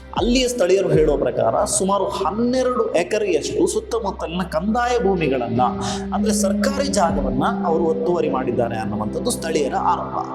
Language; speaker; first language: Kannada; non-native, local second language; Tulu